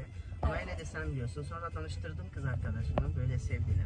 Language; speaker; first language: Turkish; early bilingual, heritage; Turkish